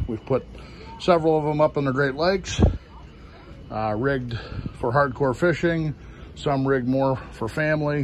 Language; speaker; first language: English; native; English